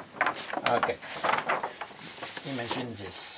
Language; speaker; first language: English; non-native, learner; French